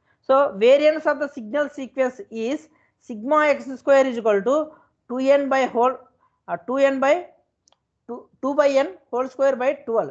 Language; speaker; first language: English; non-native, local second language; Telugu